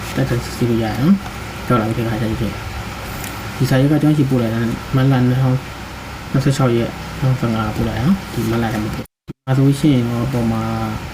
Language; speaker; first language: Burmese; native; Burmese